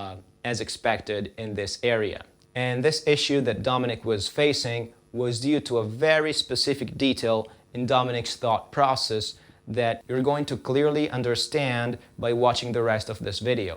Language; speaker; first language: English; non-native, fluent; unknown